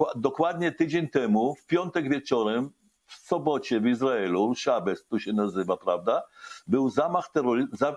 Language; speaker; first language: Polish; early bilingual, heritage; Hebrew